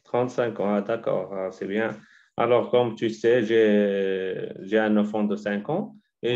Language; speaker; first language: French; non-native, learner; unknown